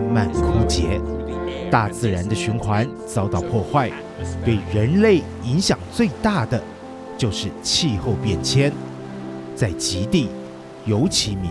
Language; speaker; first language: Chinese; native; Chinese